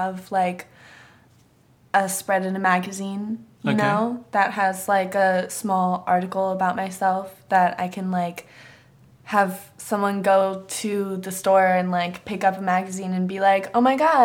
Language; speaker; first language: English; native; English